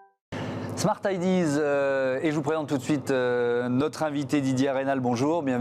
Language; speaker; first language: French; native; French